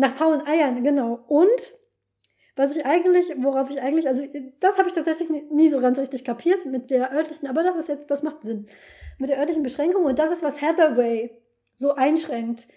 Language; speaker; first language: German; native; German